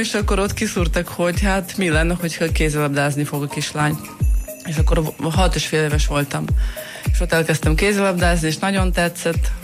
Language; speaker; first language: Hungarian; non-native, fluent; Russian